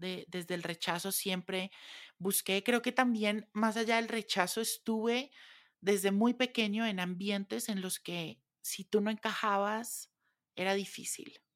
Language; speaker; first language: Spanish; native; Spanish